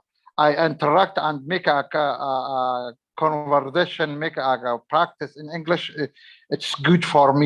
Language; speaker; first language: English; non-native, learner; Arabic